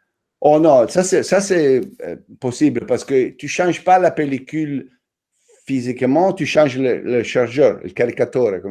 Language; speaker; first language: French; non-native, fluent; Italian